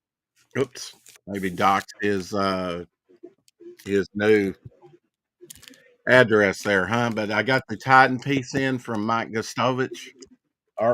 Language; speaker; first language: English; native; English